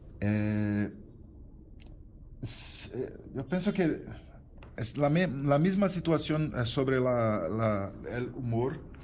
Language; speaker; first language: Spanish; non-native, learner; Portuguese